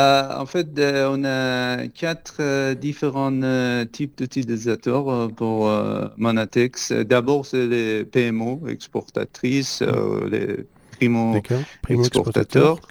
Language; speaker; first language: French; non-native, fluent; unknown